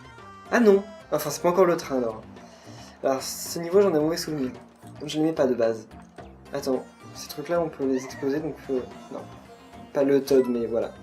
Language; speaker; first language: French; native; French